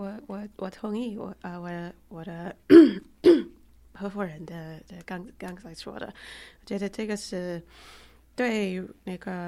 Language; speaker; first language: Chinese; non-native, fluent; English